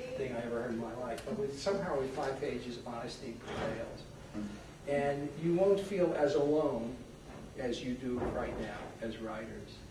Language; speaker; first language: English; native; English